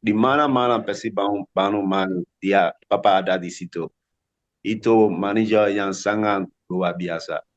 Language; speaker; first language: Indonesian; non-native, learner; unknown